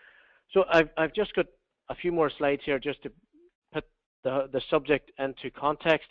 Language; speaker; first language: English; native; English